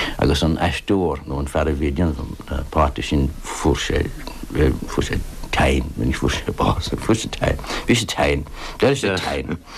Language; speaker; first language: Irish; non-native, local second language; English